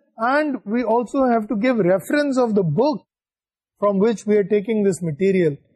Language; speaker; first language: English; non-native, local second language; Urdu